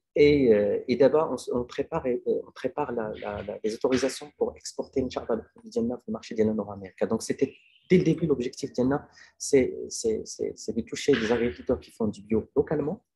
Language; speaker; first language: French; non-native, local second language; Arabic